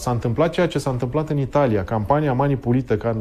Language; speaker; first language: Romanian; native; Romanian